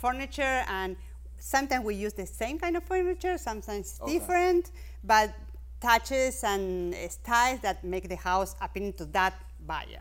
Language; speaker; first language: English; non-native, fluent; Spanish